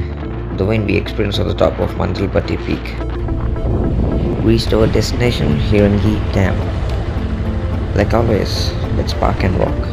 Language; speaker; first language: English; non-native, local second language; Telugu